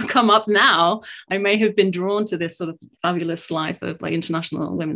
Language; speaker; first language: English; native; English